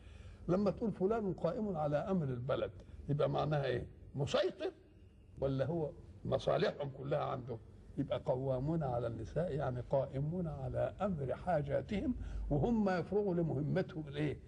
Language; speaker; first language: Arabic; native; Arabic